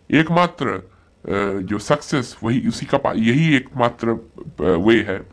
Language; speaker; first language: Hindi; non-native, local second language; Bangla